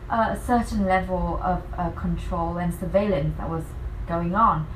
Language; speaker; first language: English; non-native, fluent; Vietnamese